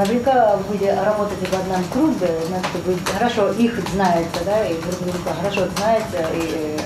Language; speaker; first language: Russian; non-native, fluent; Japanese